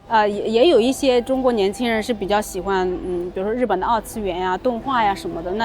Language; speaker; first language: Chinese; native; Chinese